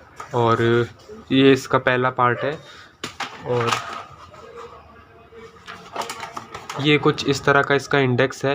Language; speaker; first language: Hindi; native; Hindi